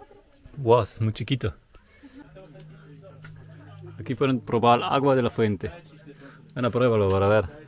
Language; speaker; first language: Spanish; non-native, fluent; German